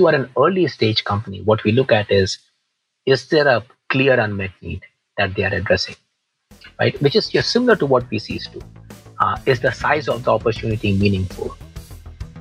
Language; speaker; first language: English; non-native, local second language; Hindi